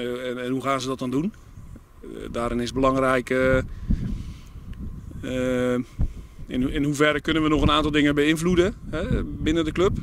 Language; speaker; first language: Dutch; native; Dutch